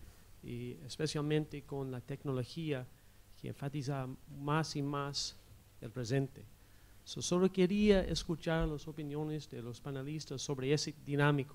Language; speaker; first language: Spanish; non-native, fluent; English